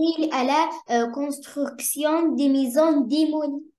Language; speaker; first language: French; non-native, learner; Arabic